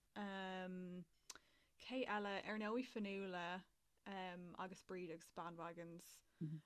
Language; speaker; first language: Irish; native; Irish